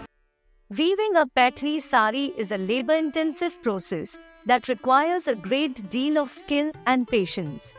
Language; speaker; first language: English; non-native, local second language; Marathi